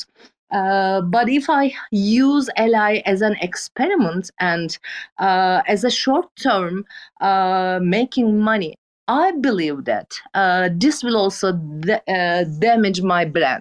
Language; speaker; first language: English; non-native, fluent; Turkish